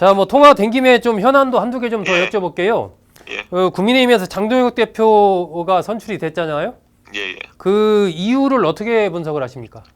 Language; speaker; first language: Korean; native; Korean